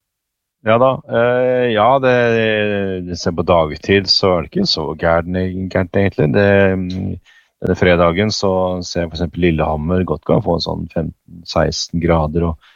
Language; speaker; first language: Norwegian; native; Norwegian